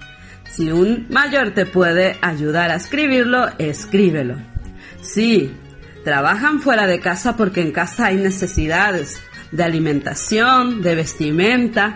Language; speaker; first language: Spanish; native; Spanish